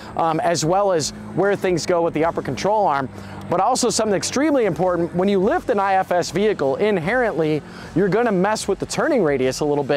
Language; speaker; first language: English; native; English